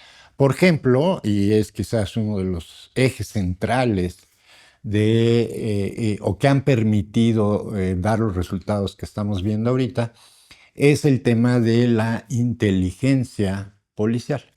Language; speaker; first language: Spanish; native; Spanish